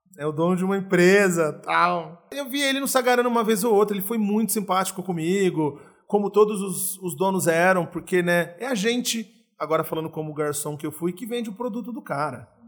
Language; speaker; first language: Portuguese; native; Portuguese